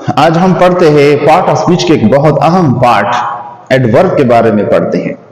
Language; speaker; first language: Urdu; native; Urdu